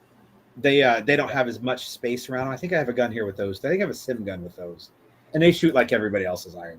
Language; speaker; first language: English; native; English